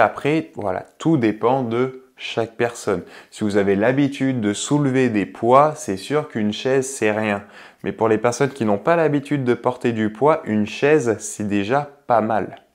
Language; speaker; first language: French; native; French